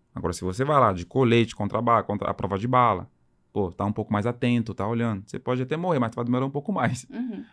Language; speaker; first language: Portuguese; non-native, fluent; French